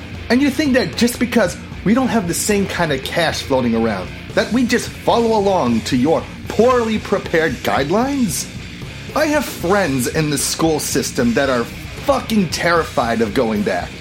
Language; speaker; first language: English; native; English